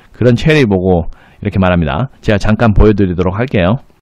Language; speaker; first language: Korean; native; Korean